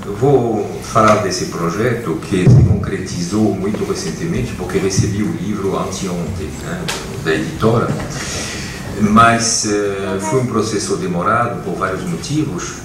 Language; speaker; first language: Portuguese; non-native, fluent; French